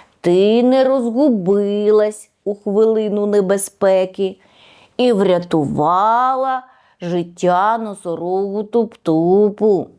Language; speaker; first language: Ukrainian; native; Ukrainian